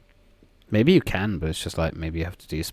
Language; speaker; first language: English; native; English